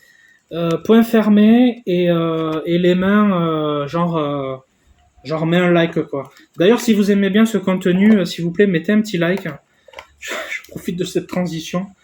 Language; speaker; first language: French; native; French